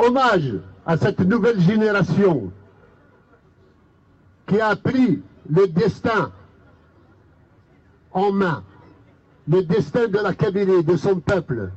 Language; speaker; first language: French; non-native, local second language; Kabyle